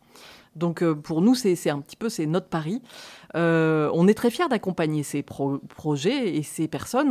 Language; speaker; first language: French; native; French